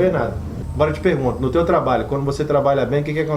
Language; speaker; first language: Portuguese; native; Portuguese